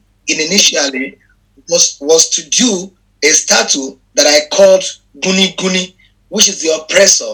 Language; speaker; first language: English; non-native, local second language; Yoruba